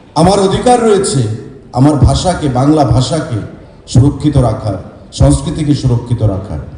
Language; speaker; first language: Bangla; native; Bangla